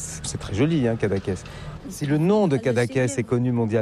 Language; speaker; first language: French; native; French